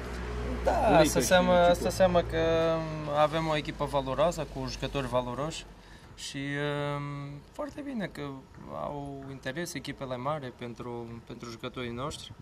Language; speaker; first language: Romanian; non-native, fluent; Portuguese